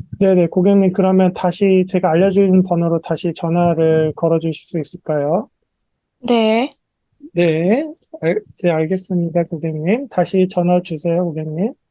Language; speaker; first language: Korean; native; Korean